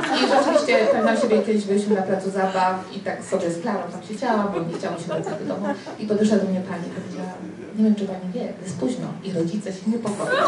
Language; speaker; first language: Polish; early bilingual, heritage; Spanish